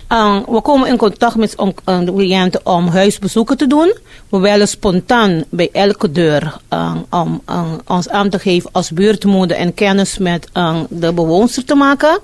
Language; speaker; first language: Dutch; non-native, fluent; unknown